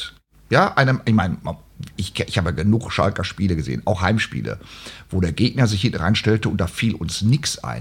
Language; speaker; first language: German; native; German